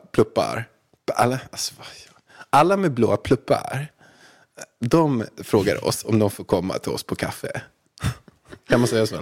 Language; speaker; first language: Swedish; native; Swedish